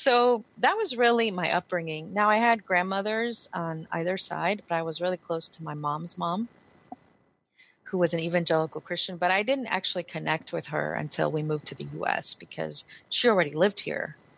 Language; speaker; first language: English; early bilingual, other home language; Spanish